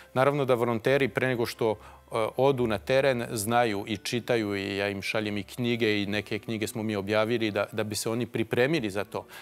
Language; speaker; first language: Bosnian; non-native, fluent; French